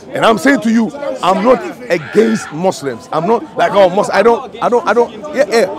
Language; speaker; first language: English; non-native, local second language; Ga